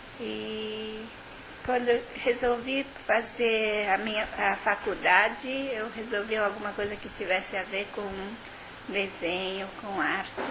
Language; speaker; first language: Portuguese; early bilingual, other home language; Japanese